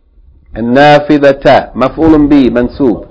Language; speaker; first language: Arabic; non-native, fluent; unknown